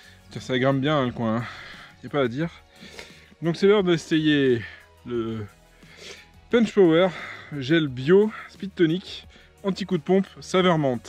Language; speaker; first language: French; native; French